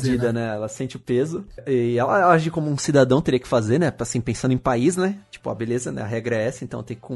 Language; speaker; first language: Portuguese; native; Portuguese